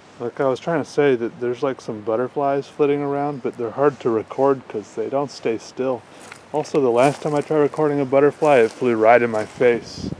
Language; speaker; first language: English; native; English